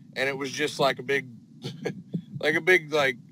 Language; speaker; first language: English; native; English